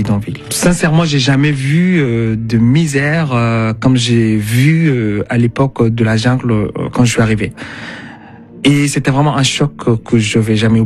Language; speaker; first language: French; non-native, fluent; Arabic